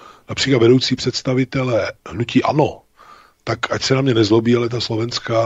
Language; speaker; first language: Czech; native; Czech